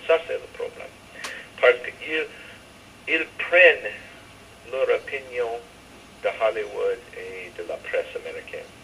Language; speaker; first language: French; non-native, fluent; English